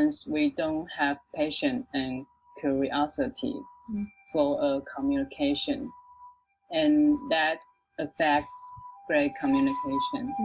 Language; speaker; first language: English; non-native, local second language; Chinese